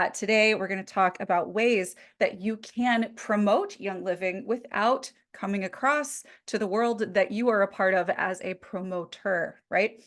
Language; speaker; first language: English; native; English